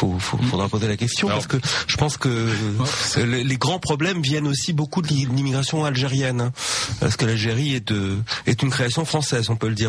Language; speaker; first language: French; native; French